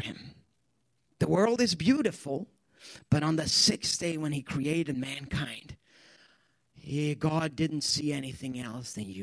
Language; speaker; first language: English; non-native, fluent; Swedish